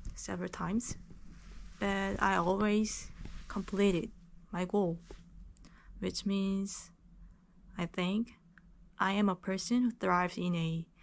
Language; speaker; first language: English; non-native, fluent; Korean